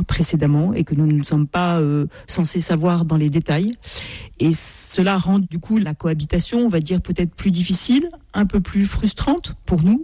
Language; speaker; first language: French; native; French